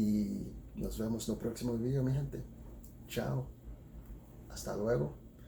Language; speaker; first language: Spanish; non-native, fluent; Haitian Creole